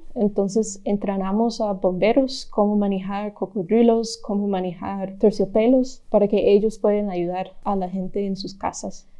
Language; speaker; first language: Spanish; non-native, fluent; English